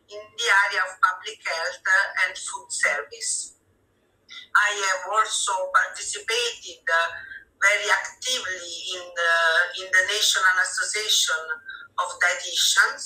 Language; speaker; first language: English; non-native, fluent; Italian